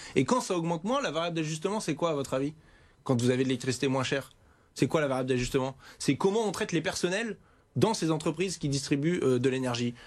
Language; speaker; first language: French; native; French